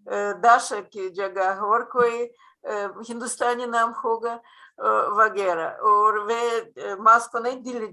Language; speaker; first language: Hindi; non-native, fluent; Russian